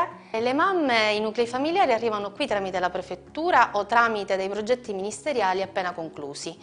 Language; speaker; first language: Italian; native; Italian